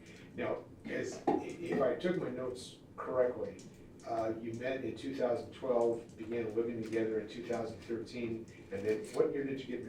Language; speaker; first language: English; native; English